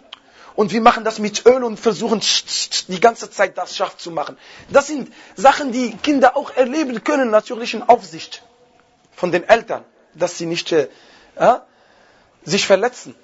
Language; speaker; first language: German; non-native, fluent; Arabic